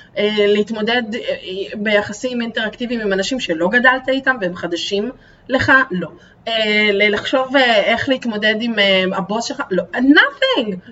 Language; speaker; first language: Hebrew; early bilingual, other home language; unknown